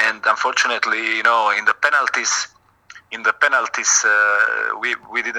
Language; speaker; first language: English; non-native, fluent; Croatian